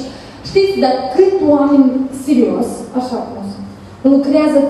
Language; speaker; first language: Romanian; non-native, learner; Russian